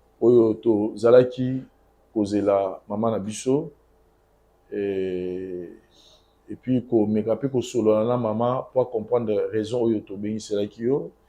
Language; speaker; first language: Lingala; native; Lingala